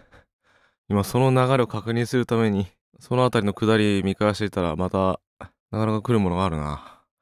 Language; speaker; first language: Japanese; native; Japanese